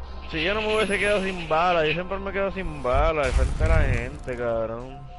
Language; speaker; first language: Spanish; early bilingual, heritage; Spanish